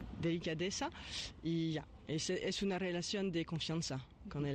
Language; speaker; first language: Spanish; non-native, fluent; French